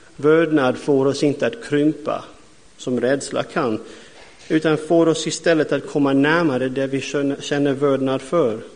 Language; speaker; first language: Swedish; non-native, fluent; English